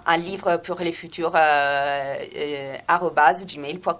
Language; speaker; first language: French; non-native, fluent; Italian